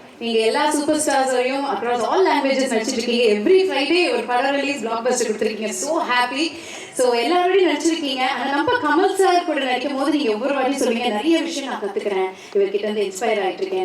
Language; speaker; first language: Tamil; native; Tamil